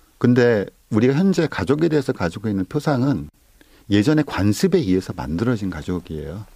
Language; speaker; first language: Korean; native; Korean